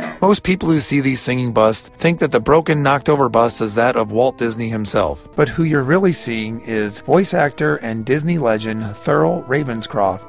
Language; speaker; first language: English; native; English